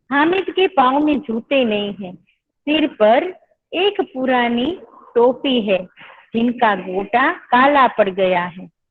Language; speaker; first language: Hindi; non-native, local second language; Gujarati